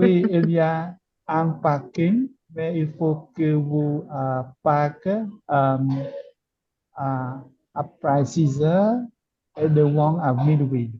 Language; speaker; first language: French; non-native, learner; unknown